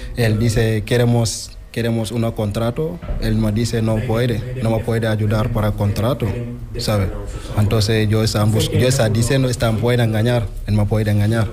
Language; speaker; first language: Spanish; non-native, learner; Wolof